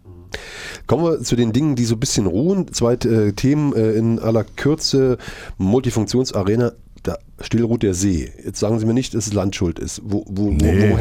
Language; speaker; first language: German; native; German